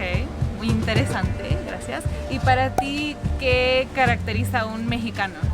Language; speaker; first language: Spanish; early bilingual, heritage; Spanish